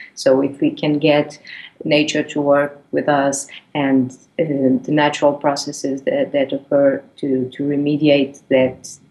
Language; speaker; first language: English; non-native, fluent; Portuguese